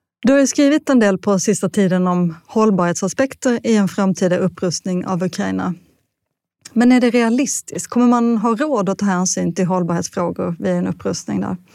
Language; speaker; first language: Swedish; native; Swedish